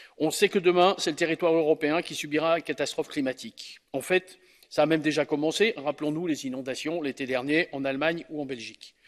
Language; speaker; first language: French; native; French